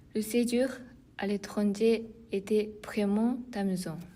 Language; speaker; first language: French; non-native, learner; Japanese